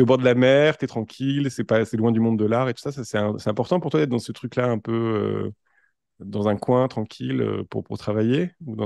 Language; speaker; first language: French; native; French